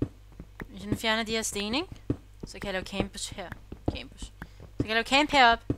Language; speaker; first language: Danish; native; Danish